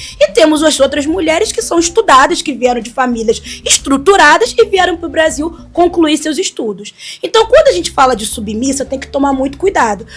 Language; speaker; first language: Portuguese; non-native, fluent; Wolof